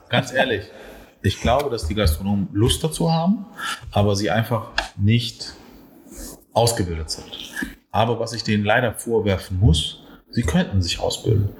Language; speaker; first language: German; early bilingual, other home language; Turkish